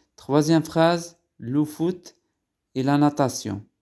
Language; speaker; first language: French; non-native, local second language; Arabic